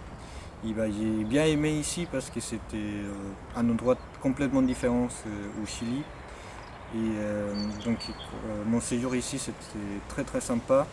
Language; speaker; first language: French; non-native, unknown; Spanish